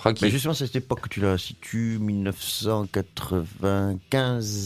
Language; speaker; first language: French; native; French